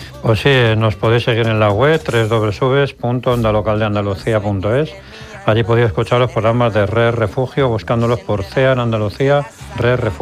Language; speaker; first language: Spanish; native; Spanish